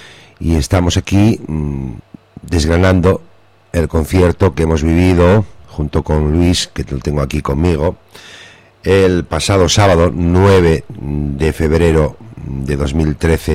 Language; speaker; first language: Spanish; native; Spanish